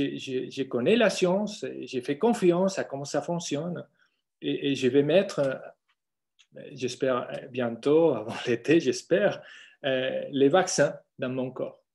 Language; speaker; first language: French; non-native, fluent; Spanish